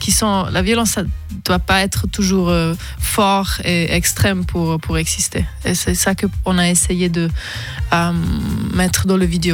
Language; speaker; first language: French; non-native, local second language; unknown